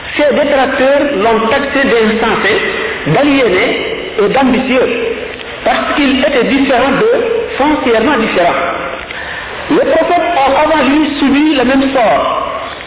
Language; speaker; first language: French; non-native, local second language; Wolof